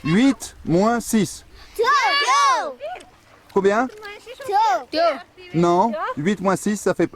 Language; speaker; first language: French; native; French